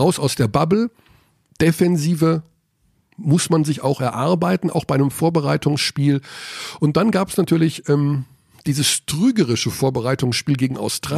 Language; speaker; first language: German; native; German